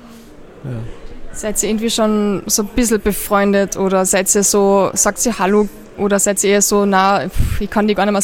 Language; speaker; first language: German; native; German